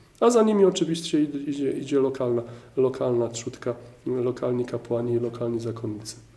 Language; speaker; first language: Polish; native; Polish